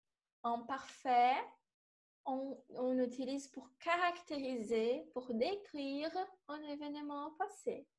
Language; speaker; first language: French; non-native, fluent; Portuguese